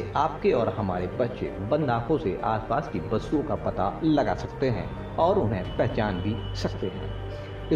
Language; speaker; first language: Hindi; native; Hindi